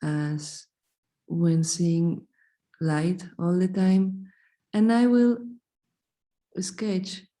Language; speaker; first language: English; non-native, fluent; Spanish